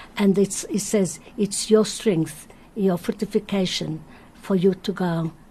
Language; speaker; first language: English; non-native, learner; Portuguese